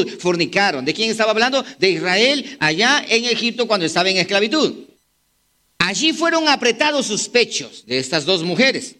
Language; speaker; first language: Spanish; native; Spanish